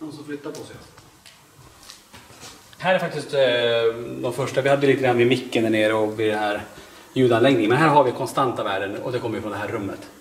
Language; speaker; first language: Swedish; native; Swedish